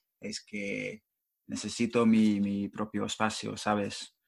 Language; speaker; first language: Spanish; non-native, fluent; English